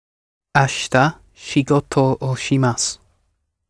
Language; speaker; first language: Japanese; non-native, learner; English